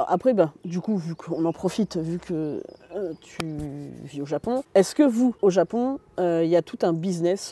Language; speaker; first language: French; native; French